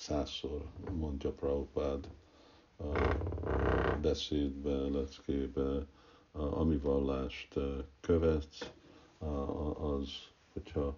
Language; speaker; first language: Hungarian; early bilingual, heritage; Hungarian